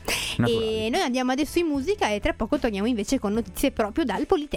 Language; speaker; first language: Italian; native; Italian